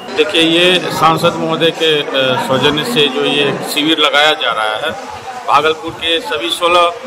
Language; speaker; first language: Hindi; native; Hindi